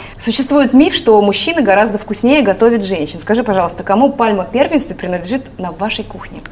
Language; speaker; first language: Russian; native; Russian